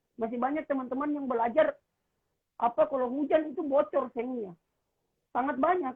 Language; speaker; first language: Indonesian; native; Indonesian